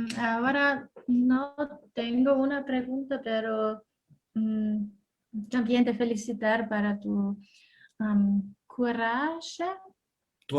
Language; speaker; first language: Spanish; non-native, learner; German